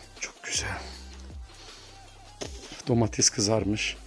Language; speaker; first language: Turkish; native; Turkish